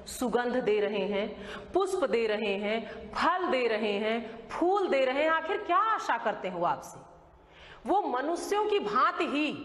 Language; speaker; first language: Hindi; native; Hindi